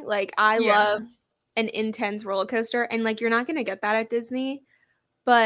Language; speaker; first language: English; native; English